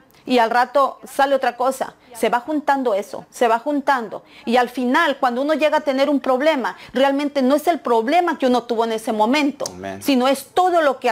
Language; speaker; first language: Spanish; native; Spanish